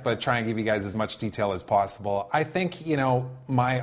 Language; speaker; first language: English; native; English